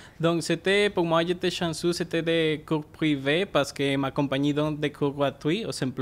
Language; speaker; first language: French; non-native, fluent; Spanish